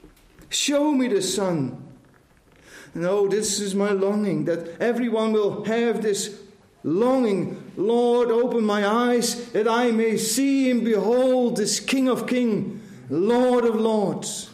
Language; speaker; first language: English; non-native, fluent; Dutch